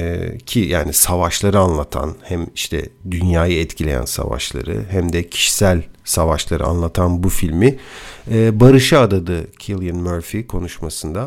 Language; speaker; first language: Turkish; native; Turkish